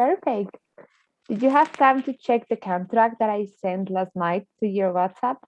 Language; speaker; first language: English; non-native, fluent; Spanish